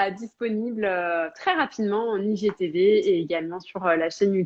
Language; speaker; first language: French; native; French